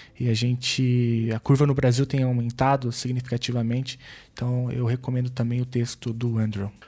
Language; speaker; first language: Portuguese; native; Portuguese